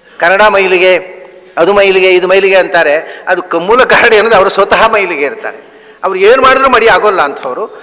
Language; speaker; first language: Kannada; native; Kannada